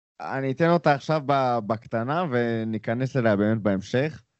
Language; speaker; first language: Hebrew; native; Hebrew